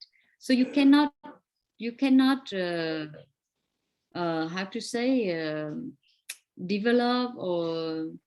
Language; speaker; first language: English; non-native, fluent; Vietnamese